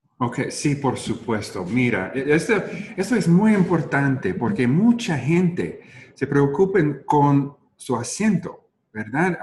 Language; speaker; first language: Spanish; non-native, learner; English